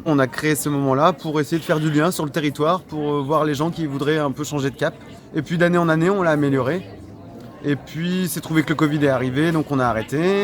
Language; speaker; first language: French; native; French